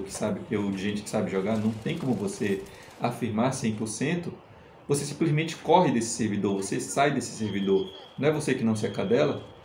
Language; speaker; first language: Portuguese; native; Portuguese